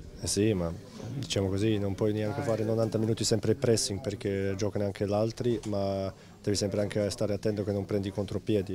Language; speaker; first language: Italian; non-native, fluent; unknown